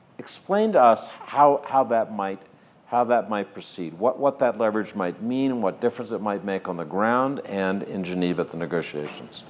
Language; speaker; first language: English; native; English